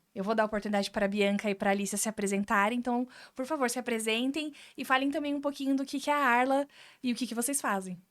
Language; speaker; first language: Portuguese; native; Portuguese